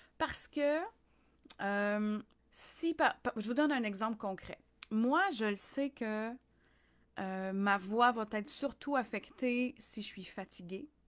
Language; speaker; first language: French; native; French